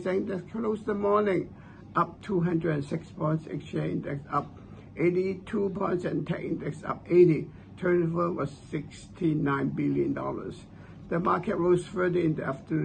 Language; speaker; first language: English; non-native, local second language; Cantonese